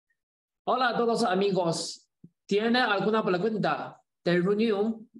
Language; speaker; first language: Spanish; non-native, learner; Chinese